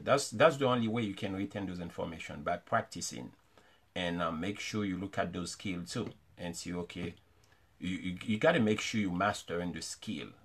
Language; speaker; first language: English; non-native, fluent; Haitian Creole